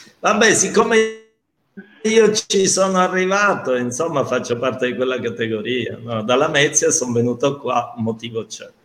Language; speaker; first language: Italian; native; Italian